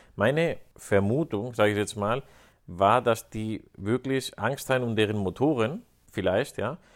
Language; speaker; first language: German; non-native, fluent; Spanish